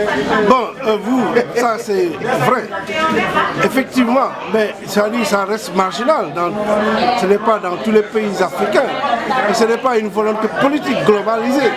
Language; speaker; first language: French; non-native, local second language; Wolof